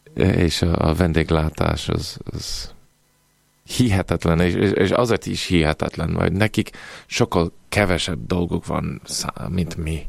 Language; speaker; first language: Hungarian; non-native, fluent; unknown